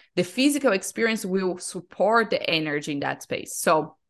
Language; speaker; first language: English; non-native, fluent; Portuguese